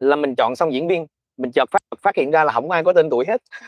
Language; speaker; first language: Vietnamese; native; Vietnamese